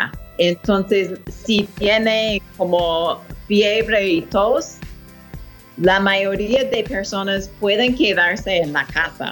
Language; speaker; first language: Spanish; non-native, fluent; English